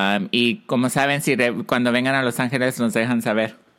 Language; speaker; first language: Spanish; early bilingual, heritage; Spanish